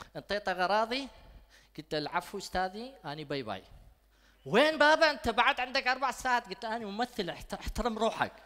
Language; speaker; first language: Arabic; non-native, local second language; Kurdish